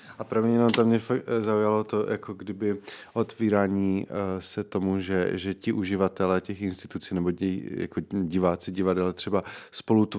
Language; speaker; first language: Czech; native; Czech